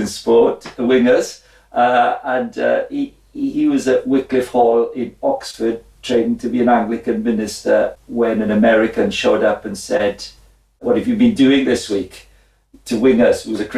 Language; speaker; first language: English; native; English